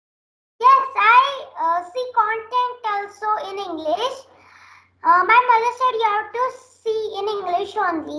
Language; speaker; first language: English; non-native, learner; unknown